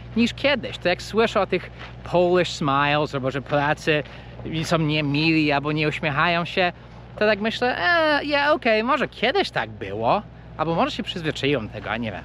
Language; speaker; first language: Polish; non-native, fluent; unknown